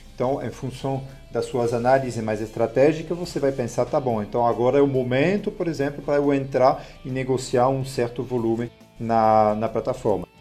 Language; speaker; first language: Portuguese; non-native, fluent; French